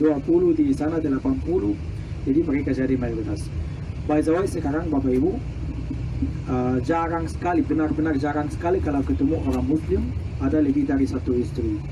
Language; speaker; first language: Indonesian; non-native, fluent; Arabic